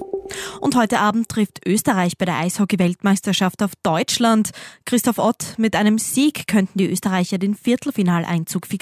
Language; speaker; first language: German; native; German